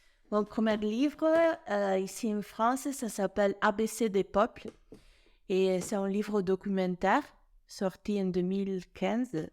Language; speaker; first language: French; non-native, fluent; Italian